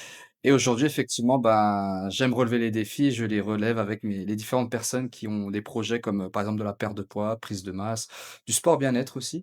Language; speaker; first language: French; native; French